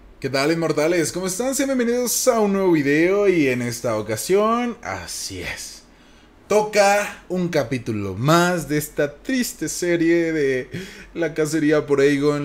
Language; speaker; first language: Spanish; native; Spanish